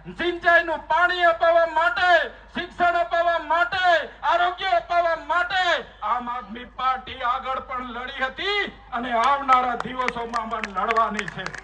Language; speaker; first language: Gujarati; non-native, local second language; Vasavi